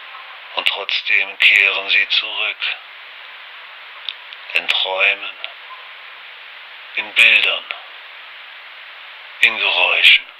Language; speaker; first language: German; native; German